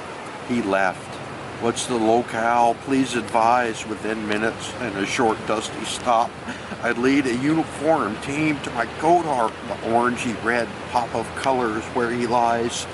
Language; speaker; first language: English; native; English